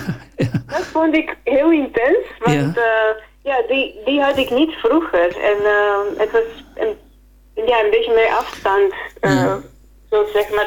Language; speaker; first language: Dutch; non-native, fluent; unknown